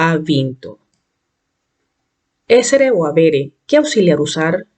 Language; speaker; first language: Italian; non-native, fluent; Spanish